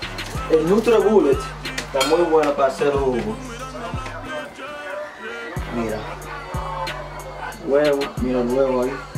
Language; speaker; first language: Spanish; non-native, learner; English